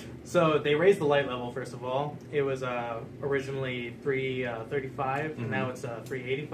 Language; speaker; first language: English; native; English